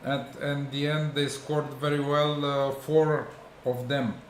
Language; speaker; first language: English; non-native, learner; Romanian